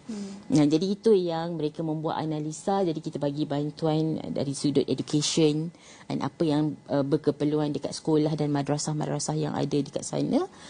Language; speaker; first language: Malay; native; Malay